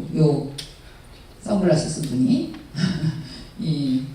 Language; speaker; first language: Korean; native; Korean